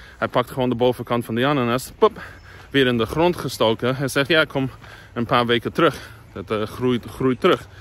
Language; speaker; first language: Dutch; non-native, fluent; English